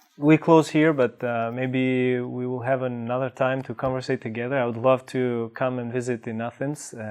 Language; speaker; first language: English; non-native, fluent; Albanian